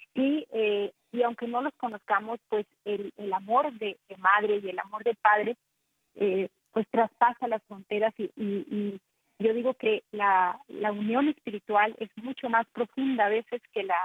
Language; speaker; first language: Spanish; native; Spanish